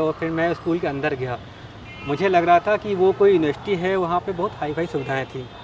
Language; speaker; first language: Hindi; native; Hindi